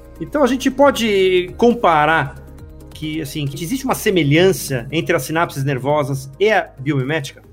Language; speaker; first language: Portuguese; native; Portuguese